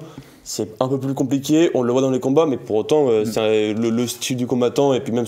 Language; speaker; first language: French; native; French